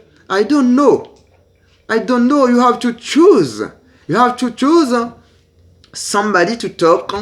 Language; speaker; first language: English; non-native, learner; Haitian Creole